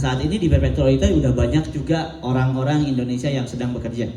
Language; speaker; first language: Indonesian; native; Indonesian